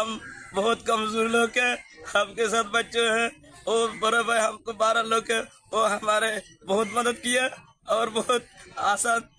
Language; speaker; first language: Hindi; non-native, learner; Rohingya